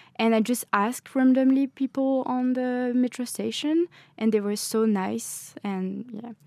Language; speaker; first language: English; non-native, fluent; French